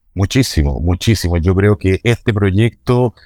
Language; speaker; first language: Spanish; native; Spanish